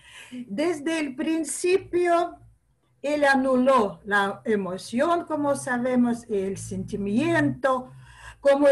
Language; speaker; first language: Spanish; non-native, fluent; Russian